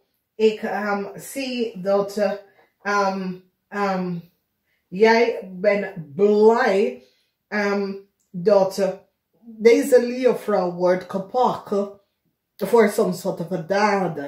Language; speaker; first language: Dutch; non-native, fluent; English